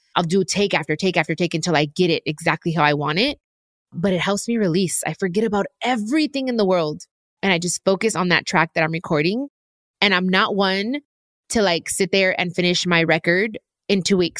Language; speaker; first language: English; early bilingual, other home language; Spanish